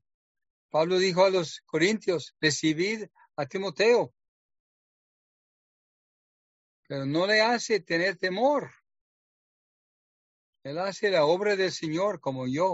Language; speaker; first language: Spanish; non-native, fluent; English